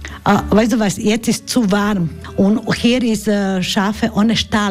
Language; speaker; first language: German; non-native, learner; Croatian